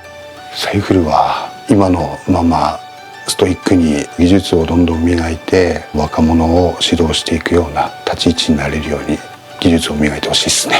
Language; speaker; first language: Japanese; native; Japanese